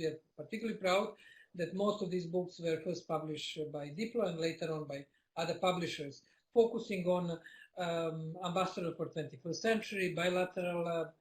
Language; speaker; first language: English; non-native, fluent; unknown